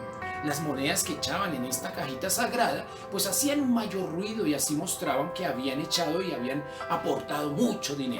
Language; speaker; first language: Spanish; native; Spanish